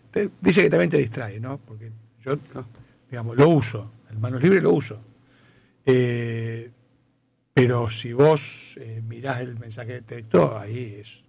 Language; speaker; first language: Spanish; native; Spanish